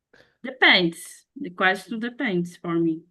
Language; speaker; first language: English; non-native, learner; Portuguese